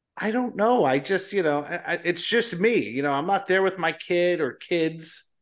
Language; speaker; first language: English; native; English